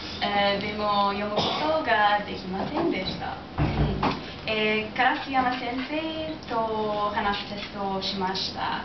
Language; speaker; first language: Japanese; non-native, learner; English